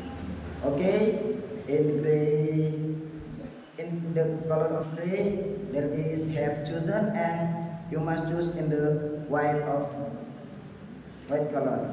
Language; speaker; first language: English; non-native, learner; Indonesian